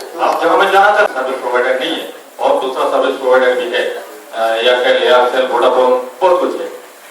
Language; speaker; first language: Hindi; non-native, local second language; Mizo